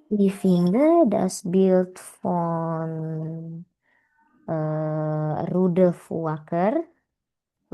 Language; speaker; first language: German; non-native, learner; Indonesian